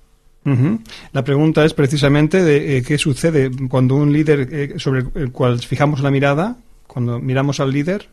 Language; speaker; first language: Spanish; native; Spanish